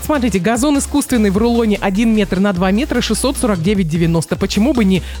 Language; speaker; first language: Russian; native; Russian